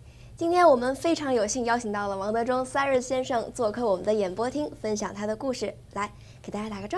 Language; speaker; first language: Chinese; native; Chinese